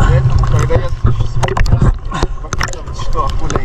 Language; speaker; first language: Russian; non-native, learner; Arabic